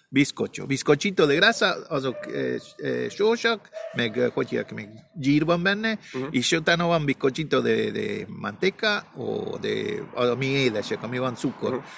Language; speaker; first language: Hungarian; early bilingual, heritage; Spanish